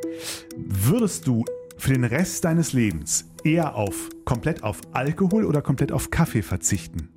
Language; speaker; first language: German; native; German